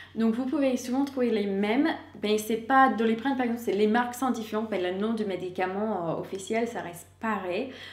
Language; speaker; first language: French; non-native, fluent; English